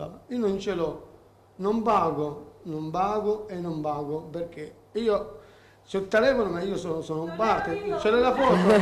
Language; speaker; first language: Italian; non-native, learner; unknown